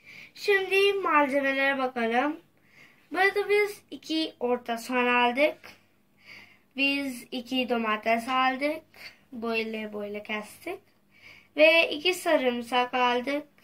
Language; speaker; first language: Turkish; non-native, fluent; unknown